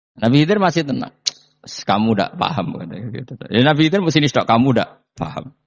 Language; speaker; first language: Indonesian; non-native, local second language; Javanese